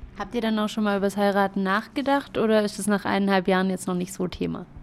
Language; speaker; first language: German; native; German